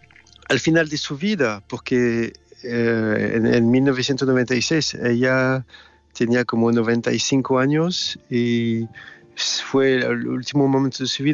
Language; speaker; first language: Spanish; non-native, learner; French